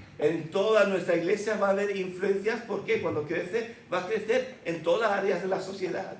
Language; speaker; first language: Spanish; early bilingual, other home language; Swedish